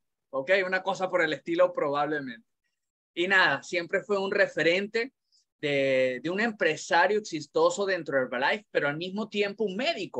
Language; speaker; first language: Spanish; native; Spanish